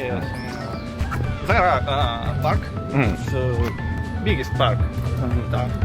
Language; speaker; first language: English; non-native, learner; Russian